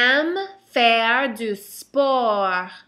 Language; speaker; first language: French; non-native, fluent; English